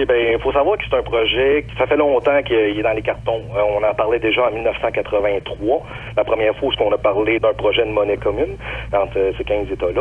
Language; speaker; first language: French; native; French